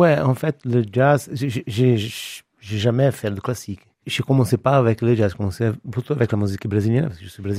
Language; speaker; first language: French; non-native, fluent; Portuguese